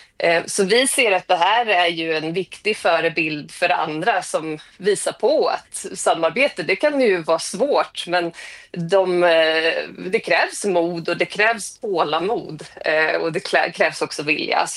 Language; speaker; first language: Swedish; native; Swedish